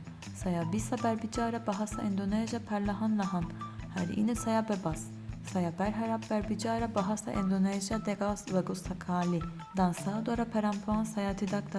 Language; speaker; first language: Indonesian; non-native, learner; Turkish